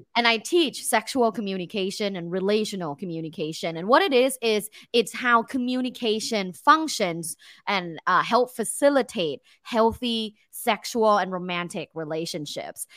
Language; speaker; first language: English; non-native, fluent; Thai